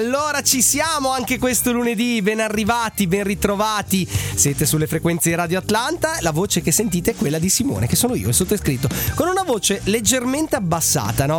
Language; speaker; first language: Italian; native; Italian